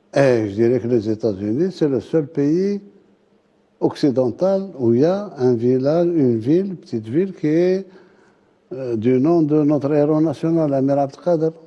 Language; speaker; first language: French; non-native, local second language; Arabic